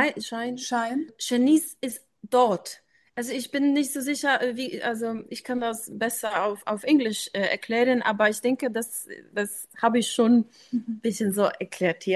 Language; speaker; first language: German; non-native, learner; English